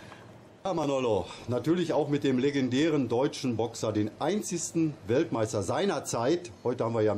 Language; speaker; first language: German; native; German